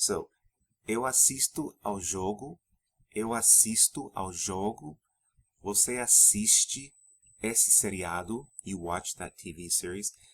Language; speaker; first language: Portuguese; non-native, fluent; English